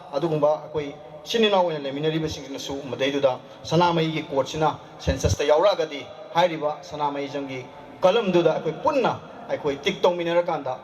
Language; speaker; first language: Manipuri; non-native, local second language; Rongmei Naga